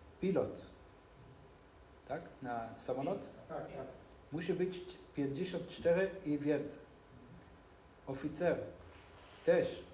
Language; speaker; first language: Polish; non-native, learner; Hebrew